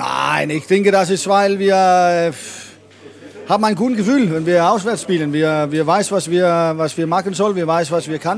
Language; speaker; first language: German; non-native, fluent; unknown